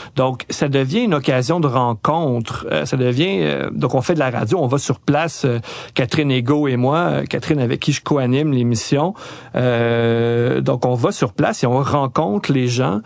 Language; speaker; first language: French; native; French